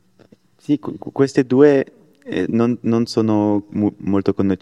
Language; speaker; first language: Italian; non-native, learner; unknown